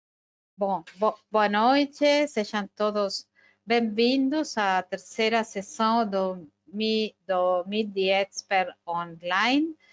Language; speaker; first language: Portuguese; non-native, fluent; Spanish